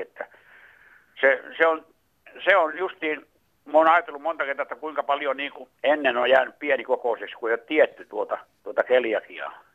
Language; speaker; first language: Finnish; native; Finnish